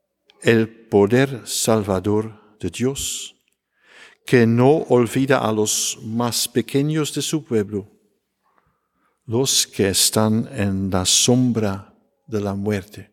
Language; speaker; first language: Spanish; non-native, fluent; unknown